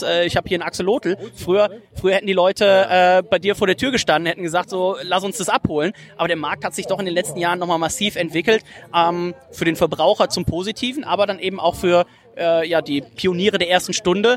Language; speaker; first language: German; native; German